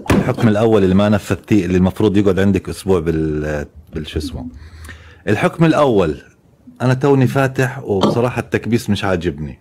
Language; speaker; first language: Arabic; native; Arabic